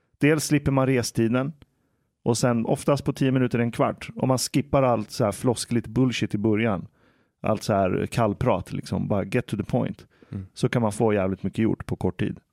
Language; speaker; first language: Swedish; early bilingual, other home language; Persian